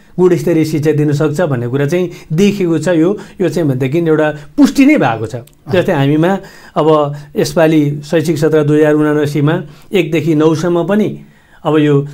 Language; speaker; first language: Nepali; native; Nepali